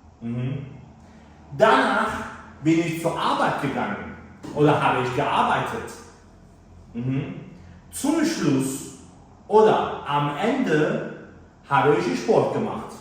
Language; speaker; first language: German; non-native, fluent; Turkish